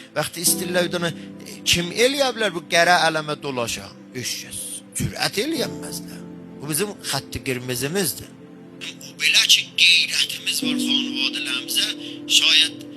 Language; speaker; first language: Azerbaijani; native; Azerbaijani